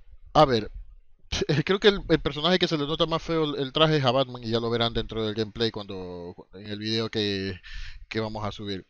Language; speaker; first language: Spanish; native; Spanish